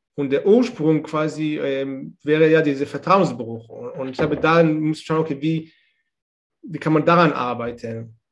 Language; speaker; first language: German; non-native, fluent; Hebrew